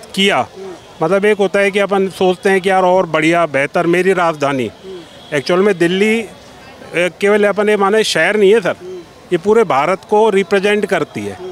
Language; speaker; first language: Hindi; native; Hindi